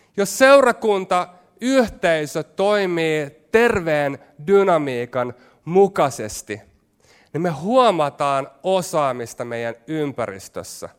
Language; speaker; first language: Finnish; native; Finnish